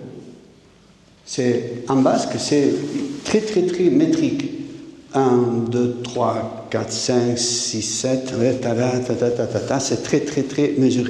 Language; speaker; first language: French; native; French